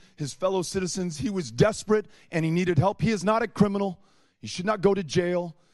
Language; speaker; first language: English; native; English